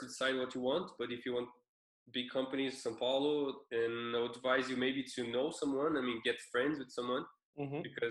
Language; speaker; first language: English; non-native, fluent; Portuguese